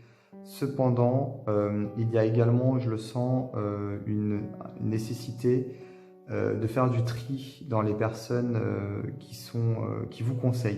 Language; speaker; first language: French; native; French